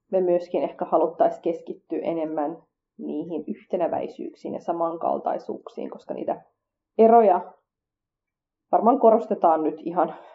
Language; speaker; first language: Finnish; early bilingual, other home language; Kurdish